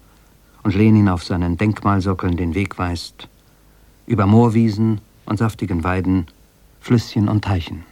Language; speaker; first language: German; native; German